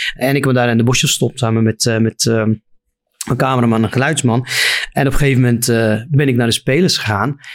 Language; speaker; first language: Dutch; non-native, fluent; Arabic